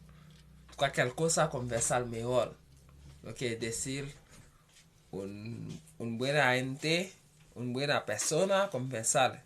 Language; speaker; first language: Spanish; non-native, learner; Haitian Creole